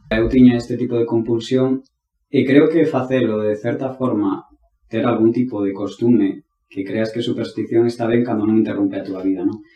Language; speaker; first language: Galician; non-native, local second language; Spanish